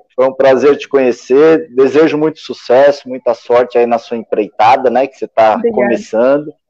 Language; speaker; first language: Portuguese; native; Portuguese